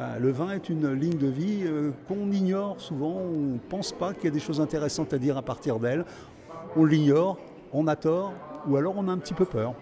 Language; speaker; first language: French; native; French